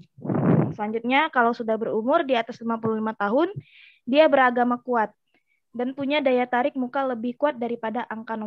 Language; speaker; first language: Indonesian; native; Indonesian